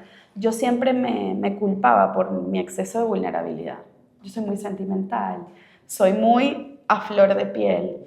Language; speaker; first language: Spanish; native; Spanish